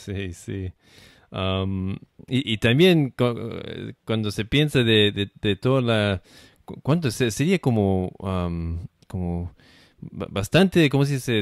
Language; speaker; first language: Spanish; non-native, learner; English